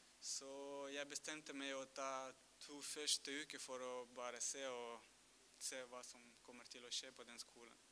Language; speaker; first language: Norwegian; non-native, fluent; Russian